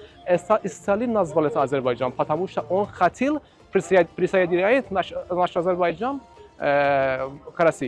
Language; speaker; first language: Russian; non-native, fluent; Azerbaijani